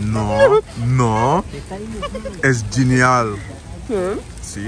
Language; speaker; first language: Spanish; non-native, learner; English